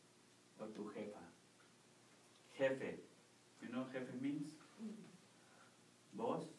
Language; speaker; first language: English; non-native, learner; Spanish